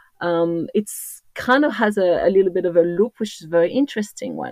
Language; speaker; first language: English; non-native, fluent; French